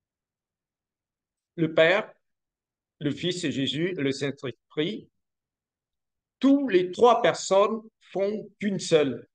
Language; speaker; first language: French; non-native, fluent; Vietnamese